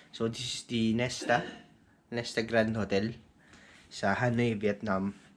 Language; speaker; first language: English; non-native, local second language; Filipino